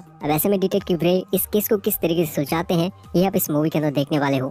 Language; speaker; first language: Hindi; native; Hindi